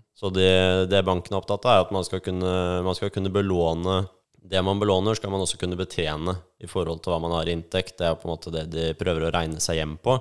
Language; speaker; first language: Norwegian; native; Norwegian